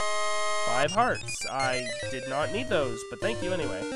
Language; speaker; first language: English; native; English